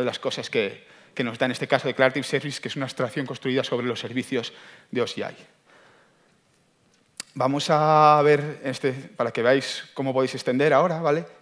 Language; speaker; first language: Spanish; native; Spanish